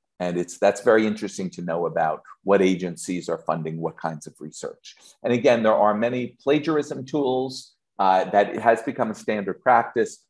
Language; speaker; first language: English; native; English